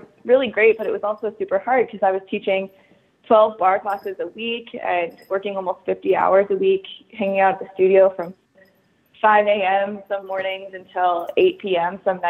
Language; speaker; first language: English; native; English